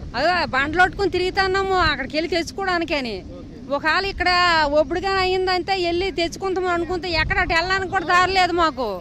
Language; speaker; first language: Telugu; native; Telugu